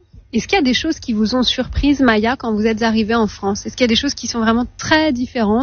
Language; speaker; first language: French; native; French